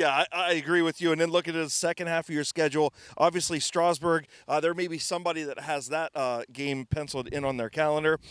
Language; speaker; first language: English; native; English